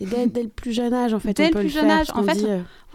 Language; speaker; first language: French; native; French